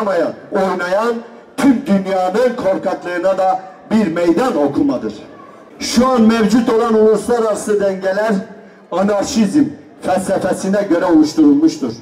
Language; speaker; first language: Turkish; native; Turkish